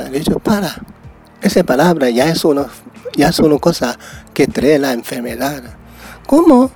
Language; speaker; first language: Spanish; non-native, learner; Chinese